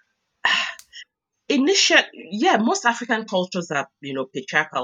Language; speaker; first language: English; non-native, local second language; Yoruba